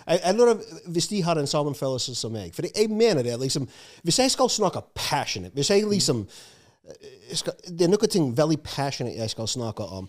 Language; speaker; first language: Norwegian; non-native, fluent; English